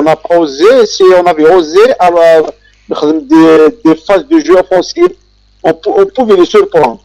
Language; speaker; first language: French; non-native, local second language; Kabyle